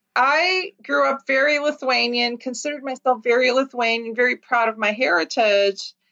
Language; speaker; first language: English; early bilingual, other home language; Lithuanian